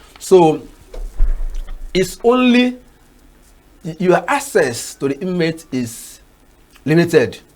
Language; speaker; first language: English; non-native, local second language; Igbo